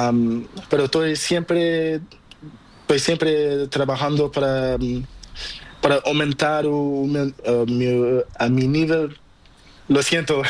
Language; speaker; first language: Spanish; non-native, learner; Portuguese